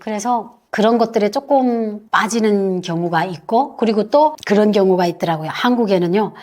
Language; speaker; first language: Korean; native; Korean